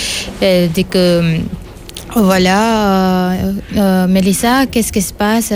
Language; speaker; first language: French; non-native, learner; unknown